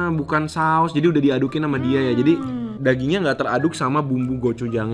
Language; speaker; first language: Indonesian; native; Indonesian